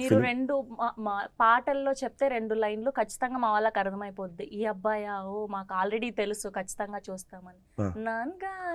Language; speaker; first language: Telugu; native; Telugu